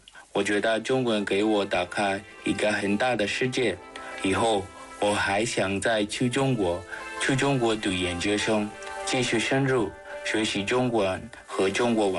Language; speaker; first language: Chinese; non-native, fluent; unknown